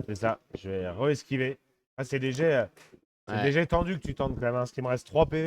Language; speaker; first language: French; native; French